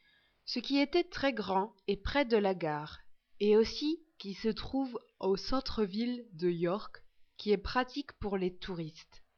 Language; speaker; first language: French; non-native, learner; English